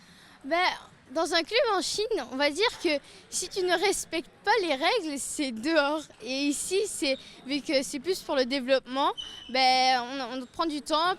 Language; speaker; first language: French; native; French